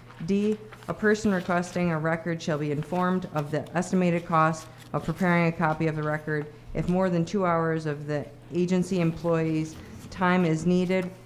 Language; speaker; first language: English; native; English